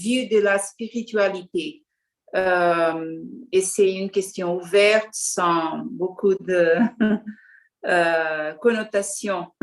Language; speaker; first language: French; non-native, learner; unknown